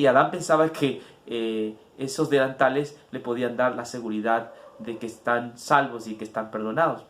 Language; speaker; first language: Spanish; native; Spanish